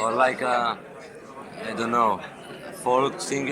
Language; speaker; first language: English; non-native, learner; Spanish